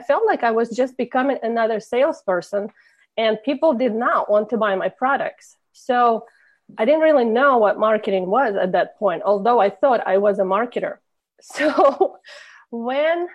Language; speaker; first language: English; non-native, fluent; Russian